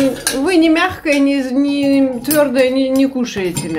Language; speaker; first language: Russian; native; Russian